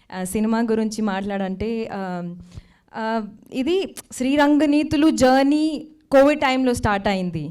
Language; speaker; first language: Telugu; non-native, fluent; Hindi